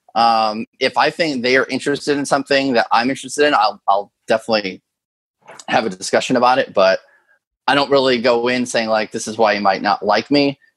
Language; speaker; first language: English; native; English